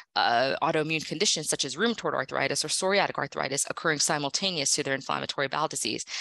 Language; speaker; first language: English; native; English